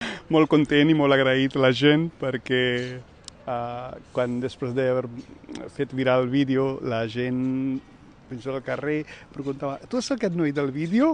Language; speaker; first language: Catalan; non-native, fluent; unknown